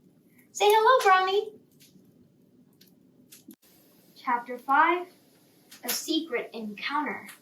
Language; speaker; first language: English; non-native, fluent; Korean